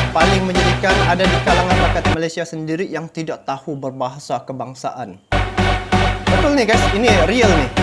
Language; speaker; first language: Malay; native; Malay